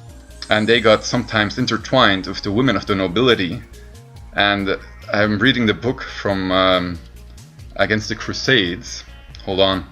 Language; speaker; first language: English; non-native, fluent; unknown